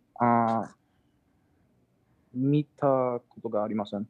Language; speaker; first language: Japanese; non-native, learner; English